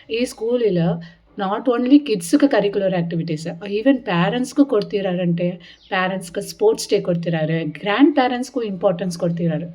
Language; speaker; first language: Kannada; non-native, local second language; Telugu